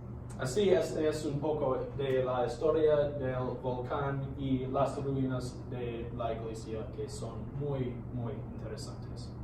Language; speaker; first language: Spanish; non-native, learner; English